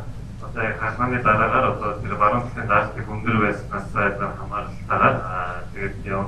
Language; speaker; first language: Mongolian; native; Mongolian